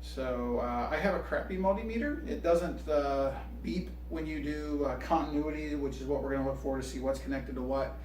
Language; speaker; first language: English; native; English